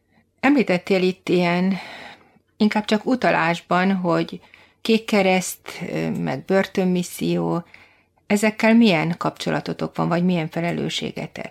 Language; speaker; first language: Hungarian; native; Hungarian